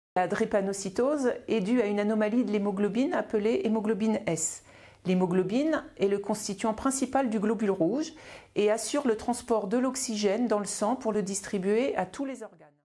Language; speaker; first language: French; native; French